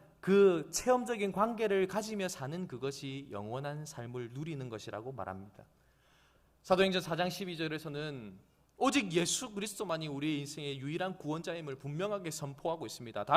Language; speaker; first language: Korean; native; Korean